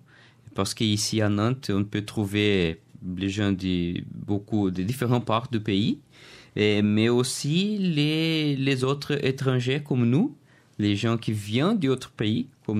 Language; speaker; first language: French; non-native, learner; Portuguese